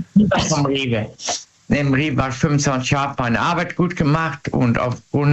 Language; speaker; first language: German; native; German